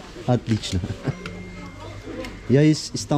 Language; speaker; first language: Russian; non-native, learner; Turkish